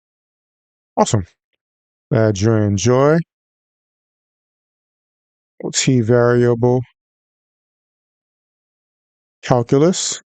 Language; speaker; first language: English; native; English